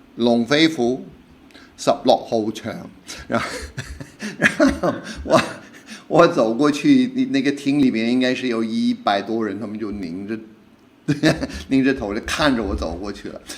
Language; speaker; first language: Chinese; non-native, fluent; English